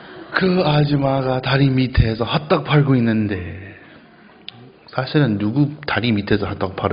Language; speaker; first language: Korean; non-native, fluent; English